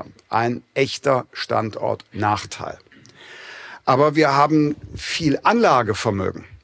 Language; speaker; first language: German; native; German